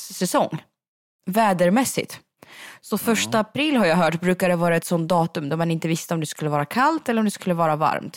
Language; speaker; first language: Swedish; native; Swedish